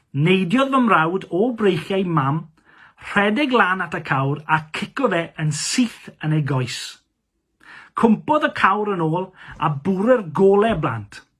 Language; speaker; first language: Welsh; non-native, local second language; English